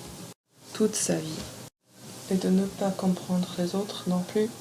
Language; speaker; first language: French; non-native, fluent; English